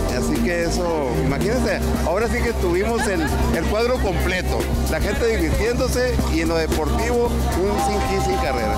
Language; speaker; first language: Spanish; native; Spanish